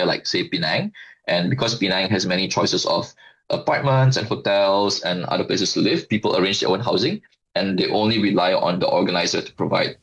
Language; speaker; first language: English; non-native, local second language; Malay